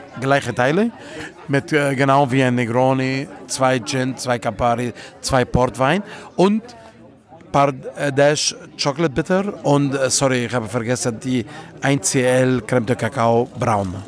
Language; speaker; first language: German; non-native, fluent; Italian